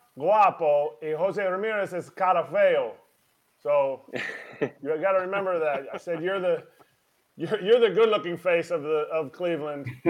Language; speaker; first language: English; native; English